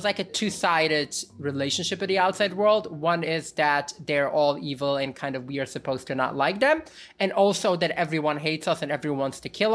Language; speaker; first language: English; early bilingual, other home language; Yiddish